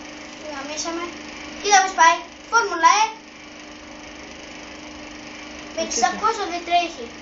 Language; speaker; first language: Greek; native; Greek